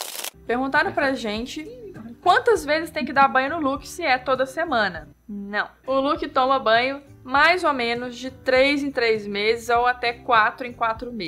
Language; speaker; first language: Portuguese; native; Portuguese